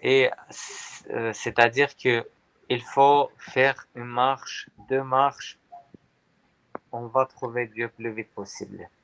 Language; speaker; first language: French; non-native, learner; Armenian